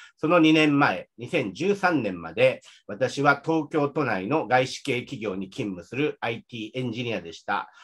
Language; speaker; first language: Japanese; native; Japanese